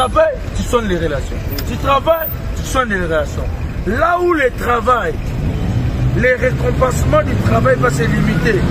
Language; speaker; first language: French; non-native, local second language; Lingala